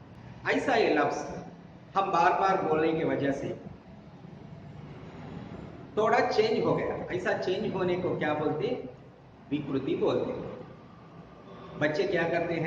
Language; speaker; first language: Hindi; non-native, local second language; Telugu